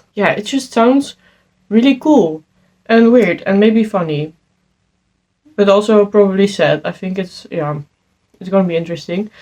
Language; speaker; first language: English; non-native, fluent; Dutch